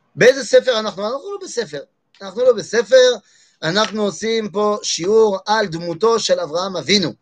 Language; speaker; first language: Hebrew; non-native, fluent; French